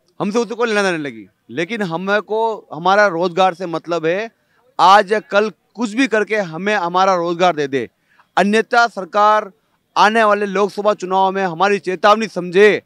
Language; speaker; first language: Hindi; native; Hindi